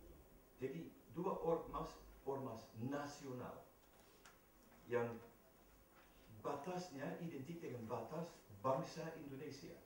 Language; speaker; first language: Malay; non-native, fluent; Dutch